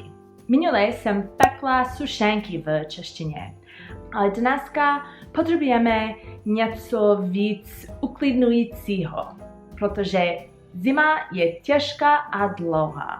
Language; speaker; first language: Czech; non-native, learner; English